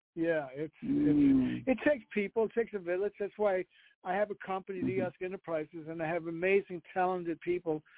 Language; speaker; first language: English; non-native, fluent; Danish